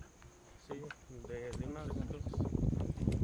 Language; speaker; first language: Spanish; native; Spanish